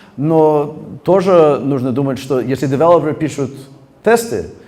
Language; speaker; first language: Russian; early bilingual, heritage; Russian